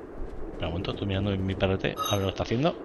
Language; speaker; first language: Spanish; native; Spanish